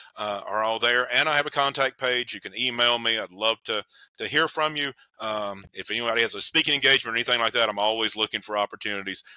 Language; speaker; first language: English; native; English